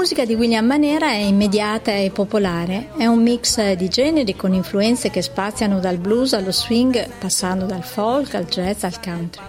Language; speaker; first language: Italian; native; Italian